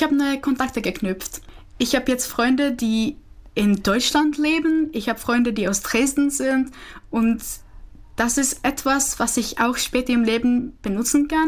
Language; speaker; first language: German; non-native, fluent; Czech